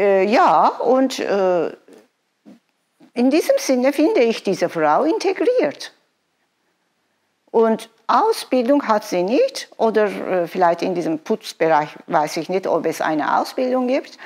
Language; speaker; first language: German; non-native, fluent; Turkish